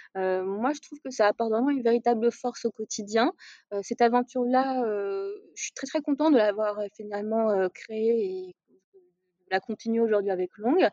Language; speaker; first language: French; non-native, local second language; Arabic